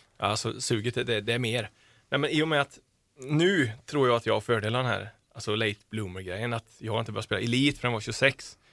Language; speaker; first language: Swedish; native; Swedish